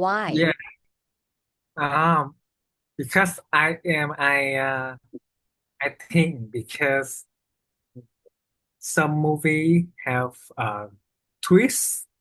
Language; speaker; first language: English; non-native, learner; Vietnamese